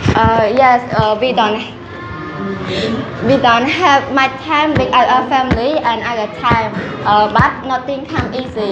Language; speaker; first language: English; non-native, learner; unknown